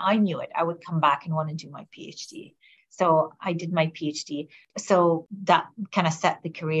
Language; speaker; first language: English; non-native, fluent; Arabic